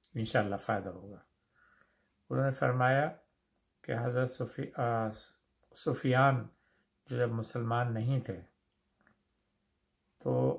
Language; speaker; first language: Hindi; native; Hindi